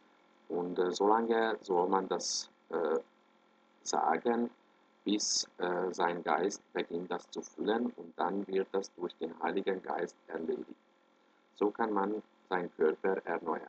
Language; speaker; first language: German; non-native, fluent; Hungarian